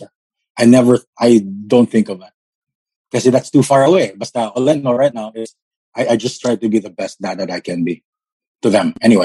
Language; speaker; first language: English; non-native, local second language; Filipino